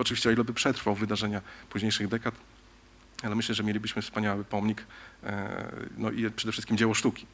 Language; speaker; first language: Polish; native; Polish